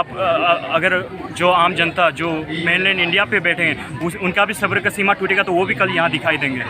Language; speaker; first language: Hindi; non-native, local second language; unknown